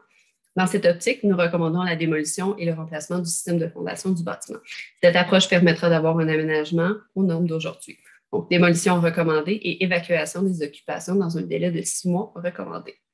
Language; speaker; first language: French; native; French